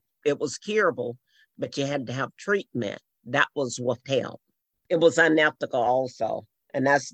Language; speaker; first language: English; native; English